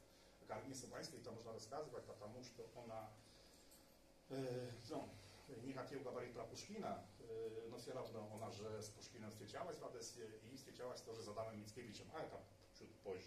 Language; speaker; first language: Polish; non-native, learner; Russian